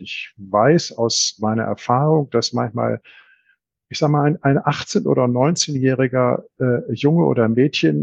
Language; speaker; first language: German; native; German